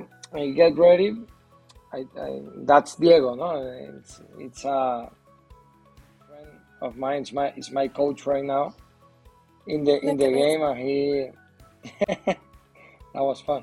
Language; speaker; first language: English; non-native, learner; Spanish